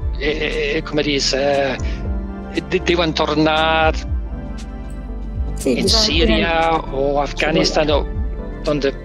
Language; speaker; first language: Spanish; non-native, learner; Danish